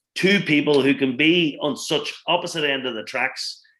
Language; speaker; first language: English; native; English